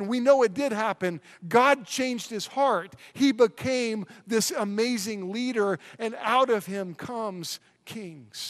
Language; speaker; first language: English; native; English